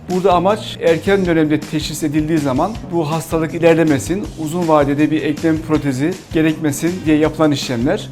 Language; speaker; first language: Turkish; native; Turkish